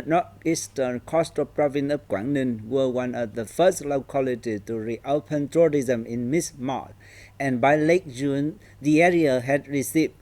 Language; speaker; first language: English; non-native, fluent; Vietnamese